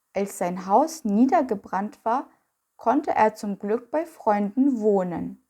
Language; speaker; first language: German; non-native, fluent; Ukrainian